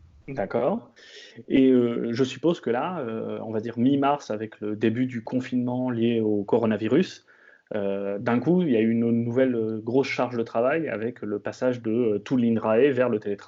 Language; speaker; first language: French; native; French